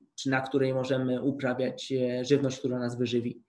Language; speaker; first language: Polish; native; Polish